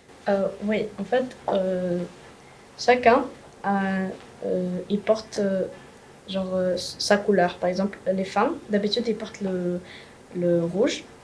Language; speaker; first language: French; non-native, local second language; English